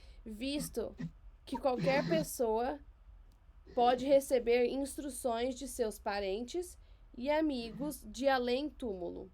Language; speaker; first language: Portuguese; native; Portuguese